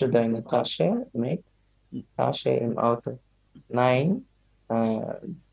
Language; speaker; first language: German; non-native, learner; Bangla